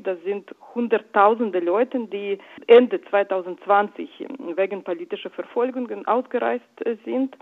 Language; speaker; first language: German; non-native, fluent; Russian